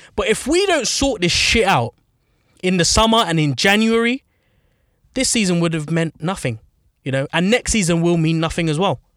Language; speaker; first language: English; native; English